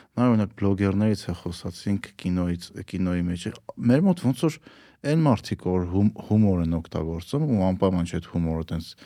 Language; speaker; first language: Armenian; native; Armenian